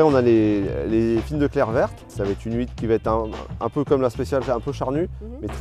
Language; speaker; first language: French; native; French